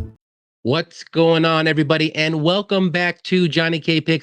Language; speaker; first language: English; native; English